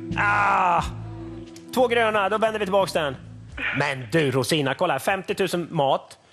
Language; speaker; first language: Swedish; native; Swedish